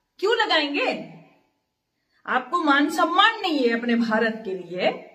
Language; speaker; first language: Hindi; native; Hindi